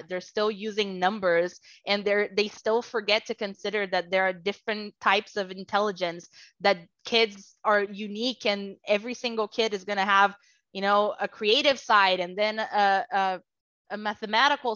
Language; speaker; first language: English; non-native, fluent; Portuguese